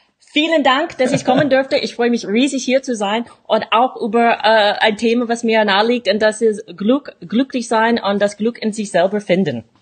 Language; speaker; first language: German; non-native, fluent; English